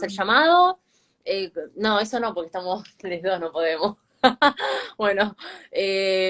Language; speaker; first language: Spanish; native; Spanish